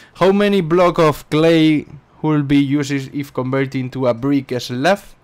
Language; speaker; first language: English; non-native, learner; Spanish